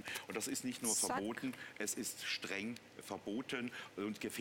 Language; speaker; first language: German; native; German